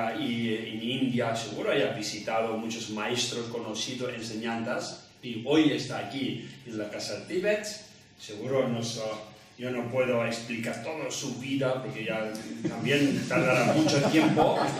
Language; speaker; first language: Spanish; non-native, learner; Tibetan